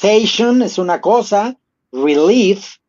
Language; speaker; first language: Spanish; native; Spanish